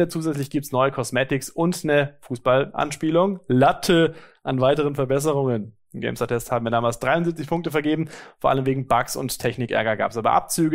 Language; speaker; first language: German; native; German